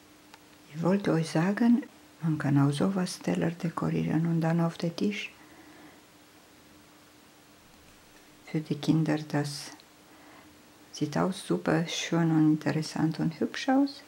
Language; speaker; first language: German; non-native, fluent; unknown